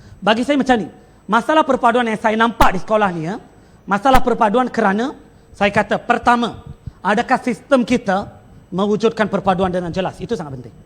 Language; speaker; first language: Malay; non-native, local second language; Tamil